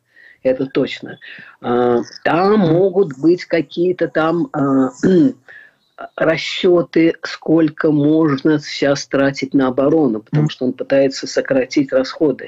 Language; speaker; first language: Russian; native; Russian